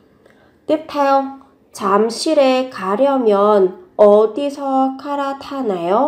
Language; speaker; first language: Korean; non-native, fluent; Vietnamese